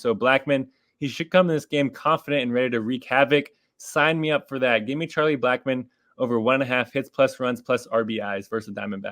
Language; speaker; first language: English; native; English